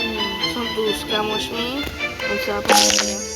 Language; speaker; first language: Polish; non-native, learner; Slovak